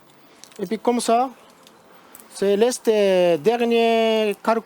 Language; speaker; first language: French; non-native, learner; Japanese